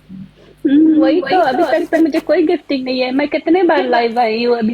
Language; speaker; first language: Hindi; native; Hindi